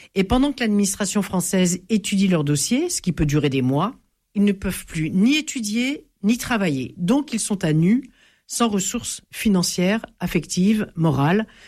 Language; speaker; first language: French; native; French